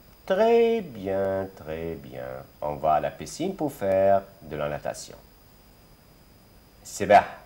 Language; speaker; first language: French; non-native, fluent; Arabic